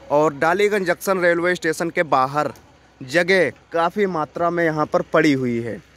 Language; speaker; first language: Hindi; native; Hindi